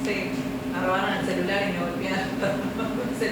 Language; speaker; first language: Spanish; native; Spanish